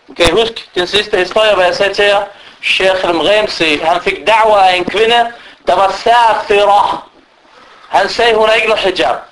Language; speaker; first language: Danish; early bilingual, other home language; Arabic